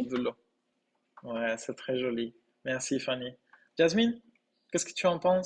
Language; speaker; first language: French; non-native, fluent; Spanish